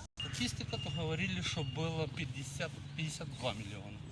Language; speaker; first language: Russian; non-native, local second language; Ukrainian